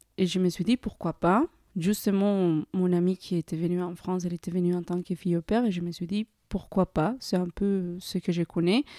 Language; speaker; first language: French; non-native, fluent; Spanish